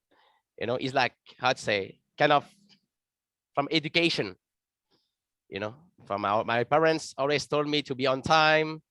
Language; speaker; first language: English; non-native, fluent; French